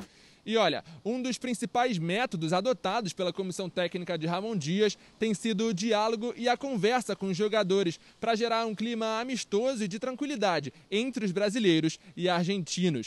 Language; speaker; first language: Portuguese; native; Portuguese